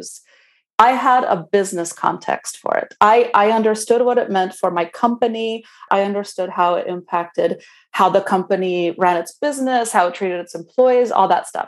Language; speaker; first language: English; non-native, fluent; Romanian